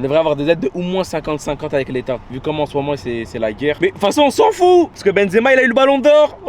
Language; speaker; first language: French; native; French